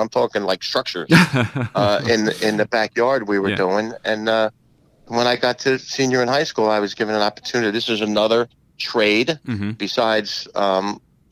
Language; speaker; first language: English; native; English